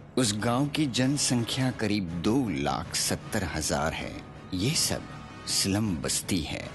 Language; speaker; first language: Hindi; non-native, local second language; Marathi